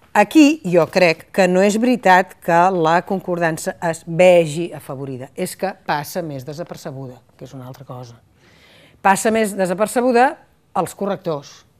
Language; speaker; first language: Catalan; native; Catalan